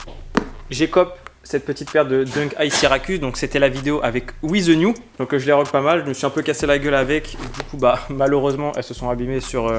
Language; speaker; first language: French; native; French